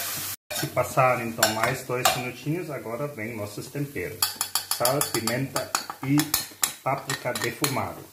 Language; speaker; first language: Portuguese; non-native, fluent; German